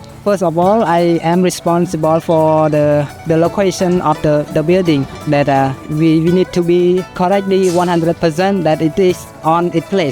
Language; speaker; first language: English; non-native, learner; Khmer